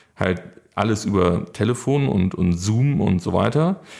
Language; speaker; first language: German; native; German